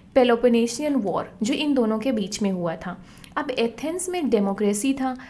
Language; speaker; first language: Hindi; native; Hindi